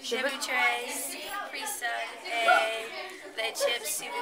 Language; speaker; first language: French; non-native, learner; English